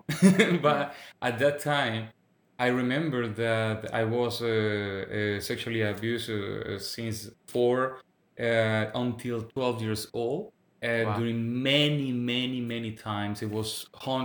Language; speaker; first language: English; non-native, fluent; Spanish